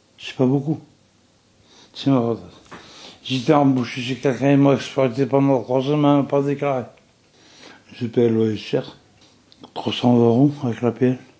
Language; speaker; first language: French; non-native, local second language; Arabic